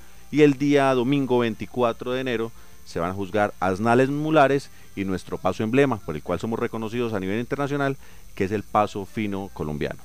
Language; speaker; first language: Spanish; native; Spanish